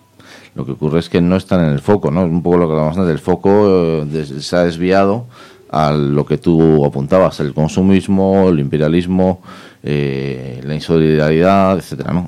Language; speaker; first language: Spanish; native; Spanish